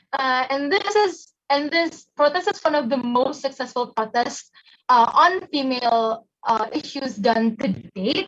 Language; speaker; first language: English; non-native, fluent; Korean